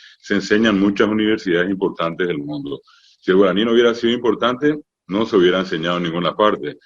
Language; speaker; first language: Spanish; non-native, local second language; Guarani